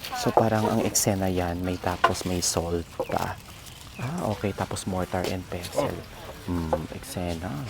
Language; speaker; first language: Filipino; non-native, local second language; Hiligaynon